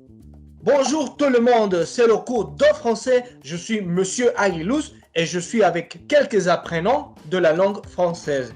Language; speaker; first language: French; non-native, fluent; Spanish